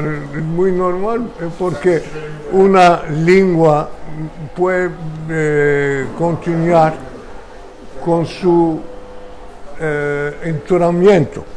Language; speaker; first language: Spanish; early bilingual, heritage; Ladino